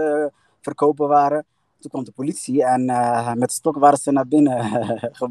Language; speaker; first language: Dutch; early bilingual, other home language; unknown